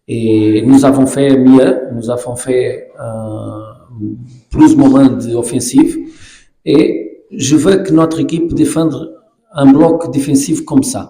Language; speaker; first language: French; non-native, learner; Portuguese